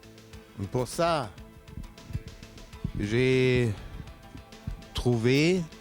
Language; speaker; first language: French; non-native, learner; German